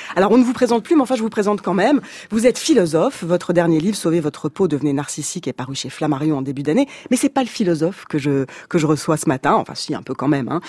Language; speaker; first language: French; native; French